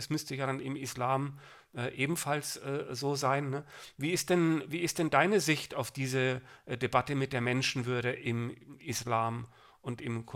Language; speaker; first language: German; native; German